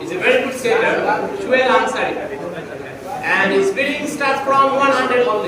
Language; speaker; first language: English; non-native, local second language; Bangla